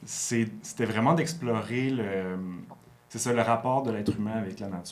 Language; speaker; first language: French; native; French